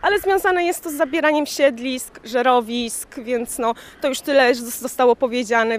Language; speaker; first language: Polish; native; Polish